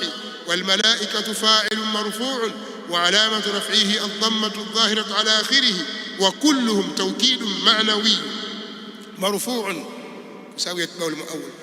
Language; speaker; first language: Arabic; non-native, fluent; Swahili